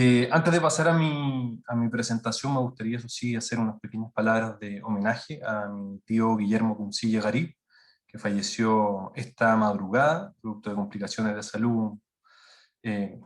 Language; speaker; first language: Spanish; native; Spanish